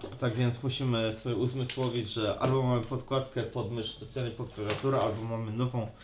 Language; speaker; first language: Polish; native; Polish